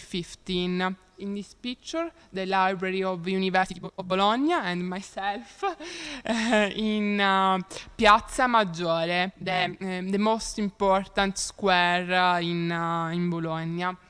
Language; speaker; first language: English; non-native, learner; Italian